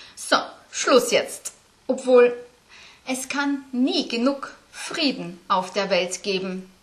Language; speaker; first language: German; native; German